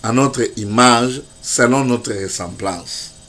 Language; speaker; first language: French; non-native, local second language; Swahili